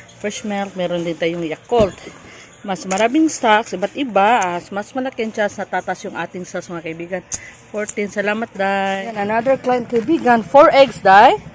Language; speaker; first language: Filipino; non-native, local second language; Cebuano